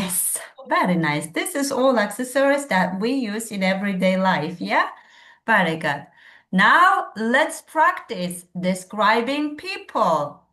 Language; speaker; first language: English; non-native, fluent; Kazakh